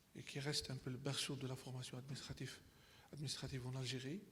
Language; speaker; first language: French; non-native, local second language; Arabic